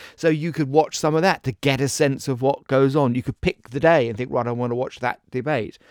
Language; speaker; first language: English; native; English